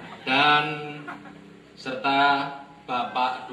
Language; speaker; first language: Indonesian; non-native, local second language; Javanese